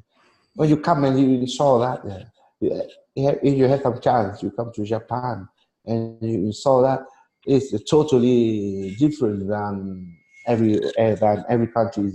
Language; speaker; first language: English; non-native, learner; Vietnamese